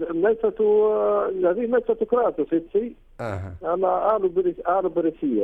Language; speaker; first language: Greek; non-native, learner; Arabic